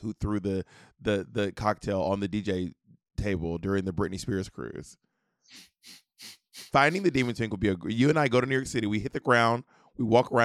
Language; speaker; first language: English; native; English